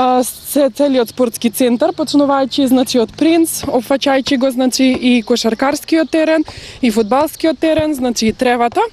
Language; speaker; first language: Macedonian; native; Macedonian